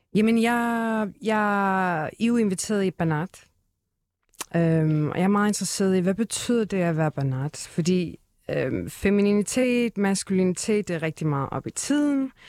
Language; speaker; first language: Danish; early bilingual, other home language; Kurdish